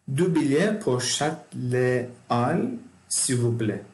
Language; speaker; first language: French; non-native, learner; Turkish